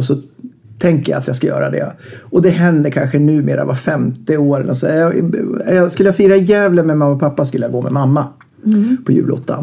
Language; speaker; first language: Swedish; native; Swedish